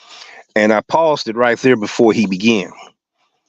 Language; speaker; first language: English; native; English